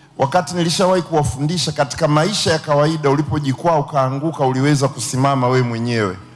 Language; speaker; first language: Swahili; native; Swahili